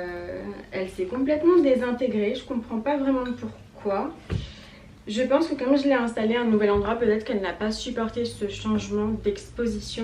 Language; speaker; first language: French; native; French